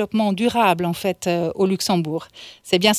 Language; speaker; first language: French; native; French